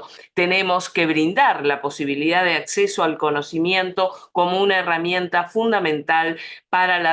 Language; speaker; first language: Spanish; native; Spanish